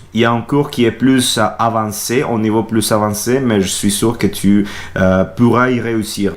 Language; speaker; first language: French; non-native, fluent; Spanish